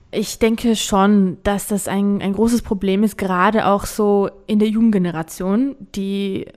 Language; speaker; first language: German; non-native, fluent; Georgian